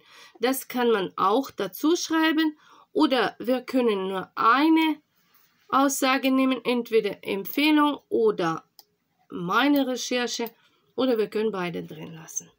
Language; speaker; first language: German; non-native, fluent; Russian